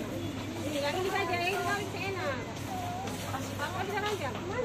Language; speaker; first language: Malay; native; Malay